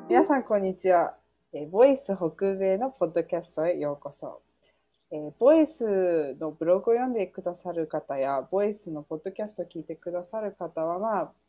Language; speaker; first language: Japanese; early bilingual, heritage; Japanese